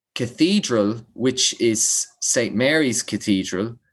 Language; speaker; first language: English; native; English